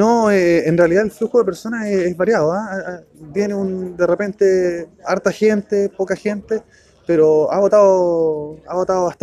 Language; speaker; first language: Spanish; native; Spanish